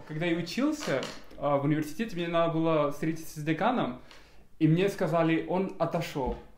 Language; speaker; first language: Russian; non-native, fluent; Spanish